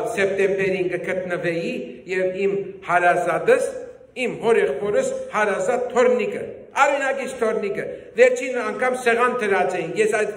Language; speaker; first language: Armenian; early bilingual, heritage; Armenian